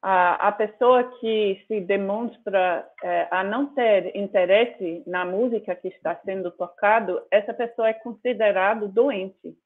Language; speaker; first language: Portuguese; non-native, fluent; English